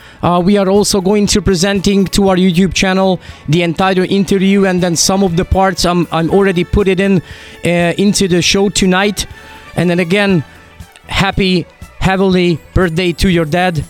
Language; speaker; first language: English; non-native, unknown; Hungarian